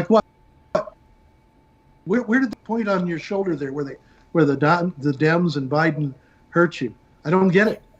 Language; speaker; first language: English; native; English